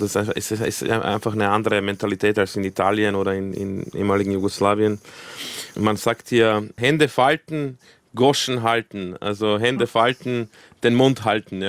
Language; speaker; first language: German; early bilingual, other home language; Croatian